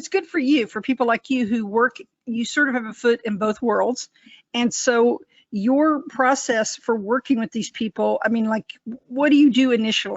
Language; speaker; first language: English; native; English